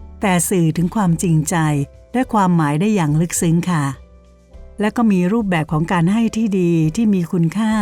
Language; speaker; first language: Thai; native; Thai